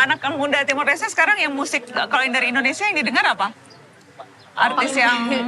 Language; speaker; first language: Indonesian; native; Indonesian